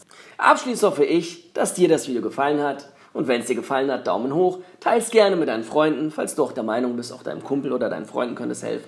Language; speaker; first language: German; native; German